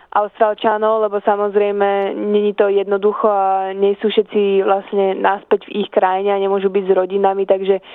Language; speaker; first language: Slovak; early bilingual, heritage; Slovak